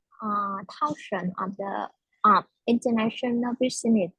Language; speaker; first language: English; non-native, learner; Vietnamese